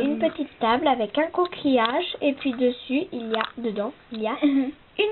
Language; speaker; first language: French; native; French